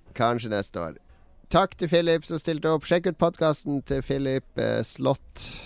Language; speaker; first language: Norwegian; native; Norwegian